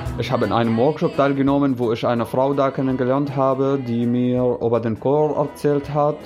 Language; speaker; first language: German; non-native, fluent; Arabic